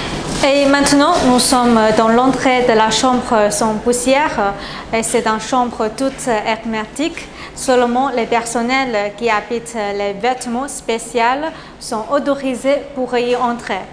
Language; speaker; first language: French; non-native, learner; Chinese